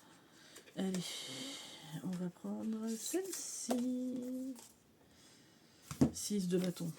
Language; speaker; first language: French; native; French